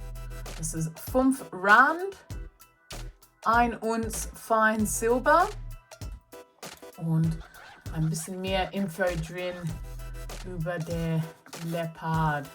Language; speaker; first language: German; non-native, learner; English